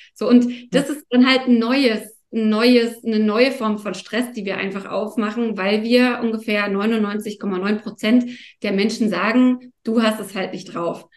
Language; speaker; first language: German; native; German